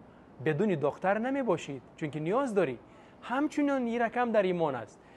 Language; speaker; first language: Persian; non-native, fluent; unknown